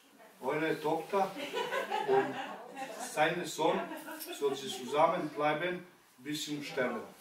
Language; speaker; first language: German; non-native, learner; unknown